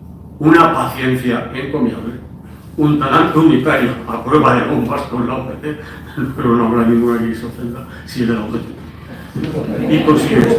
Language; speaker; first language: Spanish; native; Spanish